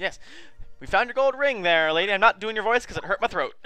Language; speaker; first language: English; native; English